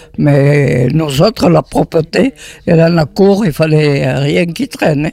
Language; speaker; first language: French; native; French